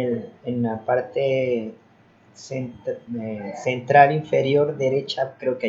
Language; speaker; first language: Spanish; native; Spanish